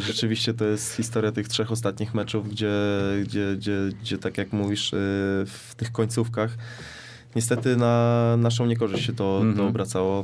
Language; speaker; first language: Polish; native; Polish